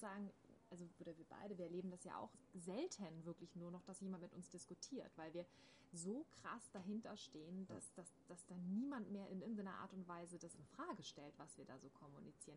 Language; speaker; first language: German; native; German